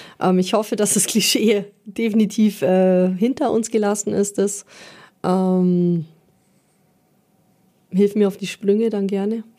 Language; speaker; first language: German; native; German